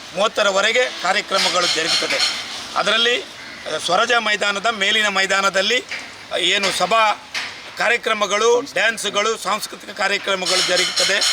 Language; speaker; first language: Kannada; native; Kannada